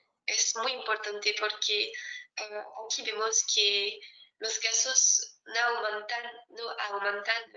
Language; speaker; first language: Spanish; non-native, fluent; French